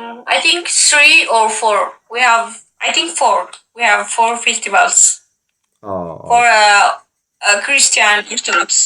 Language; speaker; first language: English; non-native, local second language; Amharic